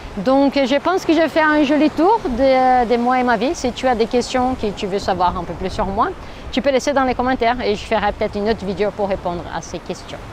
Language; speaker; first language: French; non-native, fluent; Portuguese